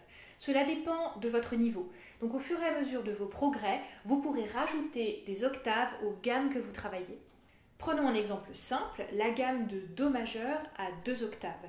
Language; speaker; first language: French; native; French